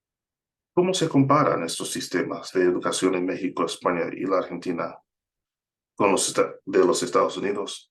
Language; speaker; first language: Spanish; non-native, fluent; English